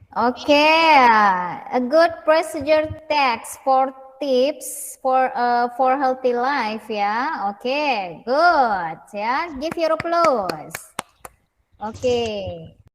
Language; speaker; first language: English; non-native, fluent; Indonesian